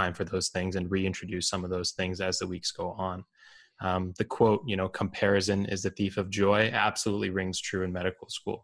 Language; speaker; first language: English; native; English